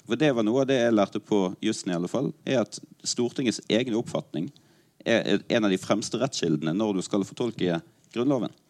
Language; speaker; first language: Norwegian; native; Norwegian